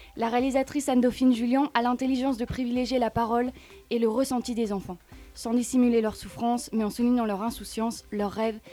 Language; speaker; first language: French; native; French